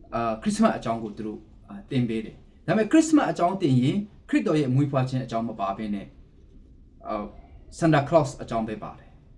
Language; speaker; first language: Burmese; non-native, local second language; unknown